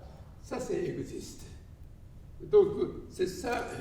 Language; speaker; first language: French; non-native, learner; Japanese